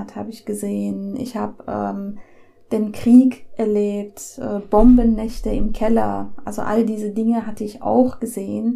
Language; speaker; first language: German; early bilingual, other home language; Persian